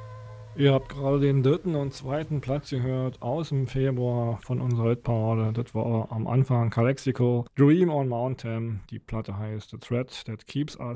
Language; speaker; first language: German; native; German